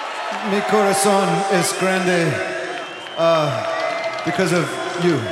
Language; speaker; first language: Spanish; non-native, learner; English